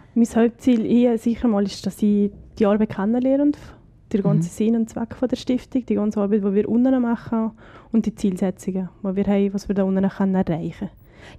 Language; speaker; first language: German; native; German